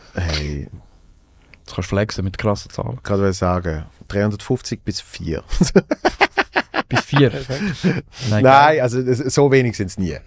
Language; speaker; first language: German; native; German